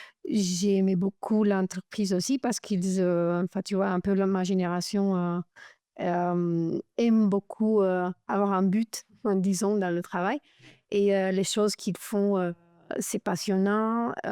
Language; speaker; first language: French; non-native, fluent; Romanian